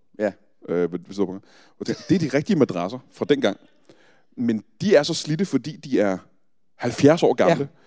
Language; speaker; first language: Danish; native; Danish